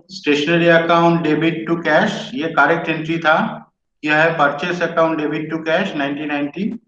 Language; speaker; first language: Hindi; non-native, local second language; Bangla